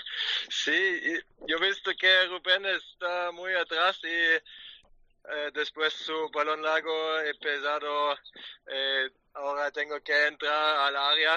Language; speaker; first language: Spanish; non-native, learner; German